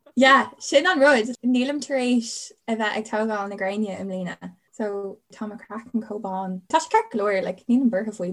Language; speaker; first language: Irish; non-native, local second language; English